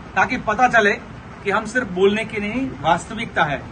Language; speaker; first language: Hindi; non-native, local second language; Gujarati